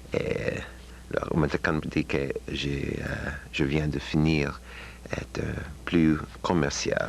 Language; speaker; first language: French; non-native, learner; English